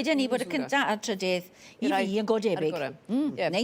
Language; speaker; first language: Welsh; native; Welsh